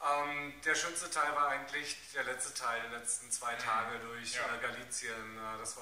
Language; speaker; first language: German; native; German